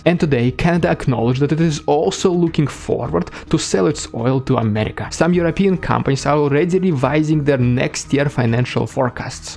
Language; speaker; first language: English; non-native, fluent; Russian